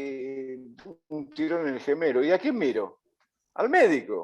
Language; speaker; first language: Spanish; native; Spanish